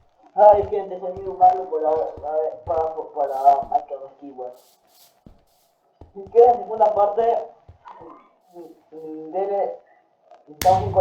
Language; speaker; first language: Spanish; native; Spanish